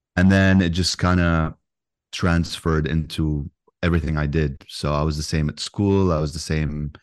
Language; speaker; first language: English; non-native, fluent; Arabic